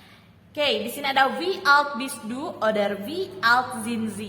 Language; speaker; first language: German; non-native, fluent; Indonesian